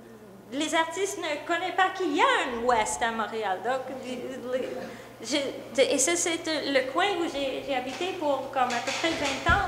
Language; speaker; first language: French; non-native, local second language; English